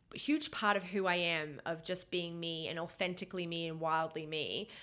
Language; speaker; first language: English; native; English